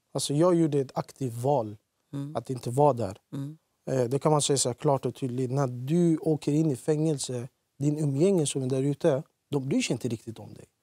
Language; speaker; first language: Swedish; early bilingual, other home language; Central Kurdish